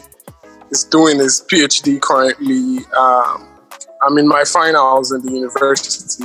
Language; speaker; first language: English; non-native, local second language; Yoruba